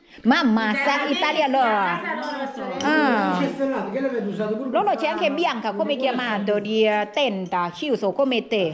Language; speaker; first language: Italian; non-native, learner; Thai